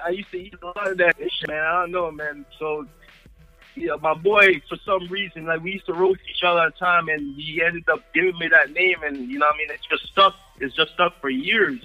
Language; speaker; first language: English; native; English